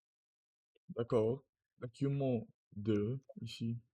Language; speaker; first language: French; non-native, learner; Russian